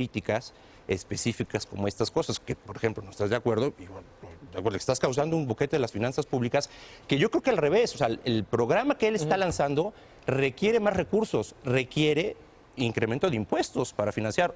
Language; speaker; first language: Spanish; native; Spanish